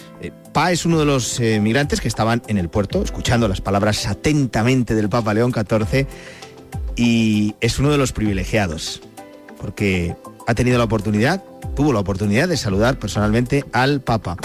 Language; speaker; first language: Spanish; native; Spanish